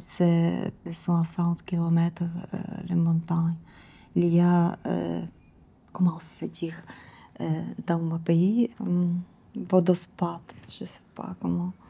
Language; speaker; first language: French; non-native, learner; Ukrainian